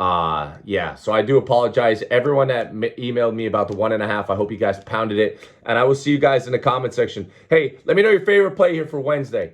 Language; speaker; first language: English; native; English